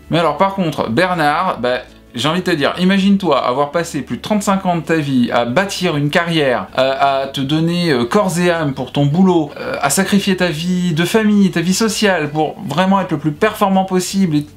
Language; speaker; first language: French; native; French